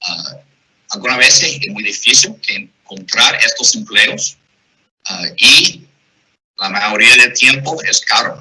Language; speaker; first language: Spanish; non-native, fluent; English